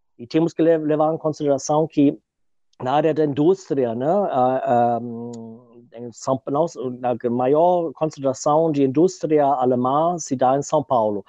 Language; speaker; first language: Portuguese; non-native, fluent; German